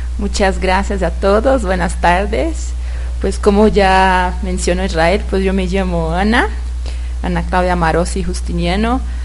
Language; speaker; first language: Spanish; non-native, fluent; Portuguese